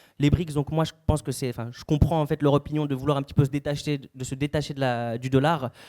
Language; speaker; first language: French; native; French